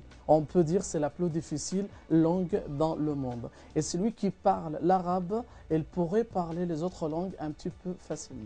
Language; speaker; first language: French; non-native, fluent; Arabic